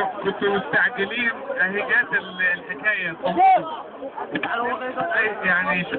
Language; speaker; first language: Arabic; native; Arabic